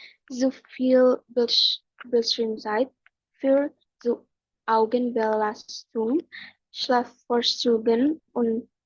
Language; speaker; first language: German; non-native, learner; Indonesian